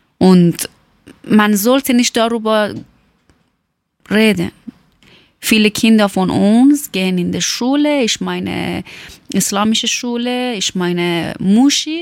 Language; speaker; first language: German; non-native, learner; Persian